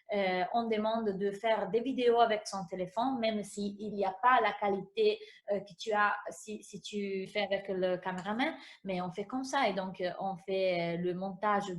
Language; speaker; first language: French; non-native, fluent; Italian